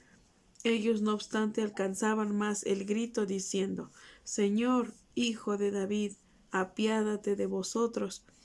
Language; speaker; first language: Spanish; native; Spanish